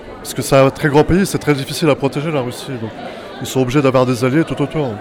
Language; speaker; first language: French; native; French